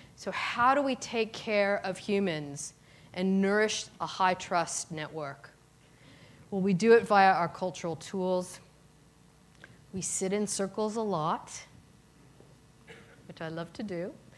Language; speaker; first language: English; native; English